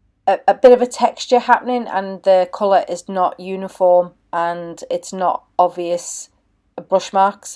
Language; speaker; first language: English; native; English